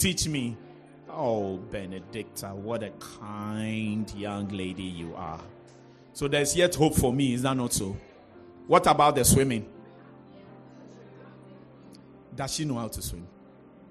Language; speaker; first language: English; non-native, local second language; Ga